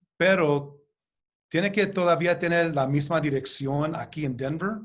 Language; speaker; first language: Spanish; early bilingual, heritage; Spanish